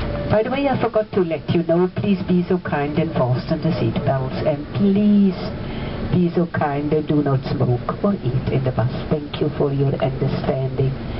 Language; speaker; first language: English; non-native, fluent; German